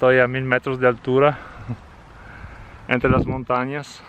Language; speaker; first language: Spanish; non-native, fluent; Italian